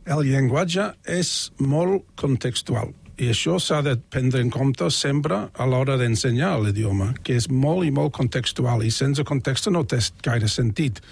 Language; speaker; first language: Catalan; non-native, fluent; English